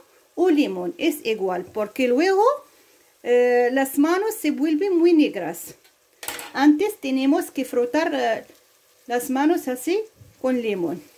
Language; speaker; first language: Spanish; non-native, fluent; Arabic